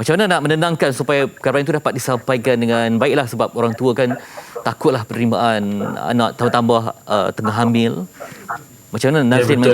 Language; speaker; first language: Malay; native; Malay